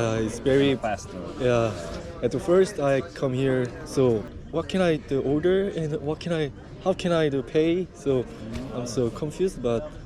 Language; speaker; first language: English; non-native, learner; Korean